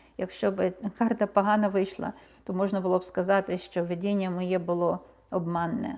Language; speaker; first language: Ukrainian; native; Ukrainian